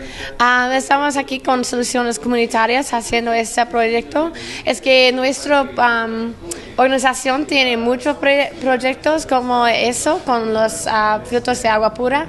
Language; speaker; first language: Spanish; non-native, learner; English